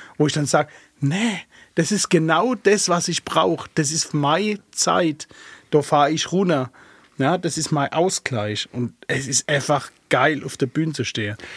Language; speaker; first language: German; early bilingual, other home language; Arabic